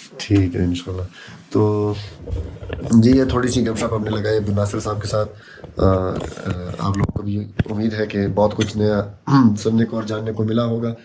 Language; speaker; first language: Urdu; non-native, local second language; Pashto